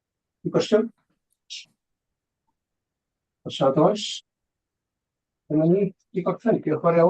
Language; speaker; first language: Welsh; native; Welsh